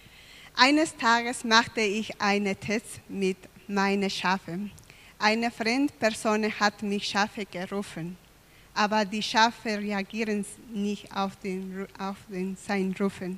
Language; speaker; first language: German; non-native, fluent; Spanish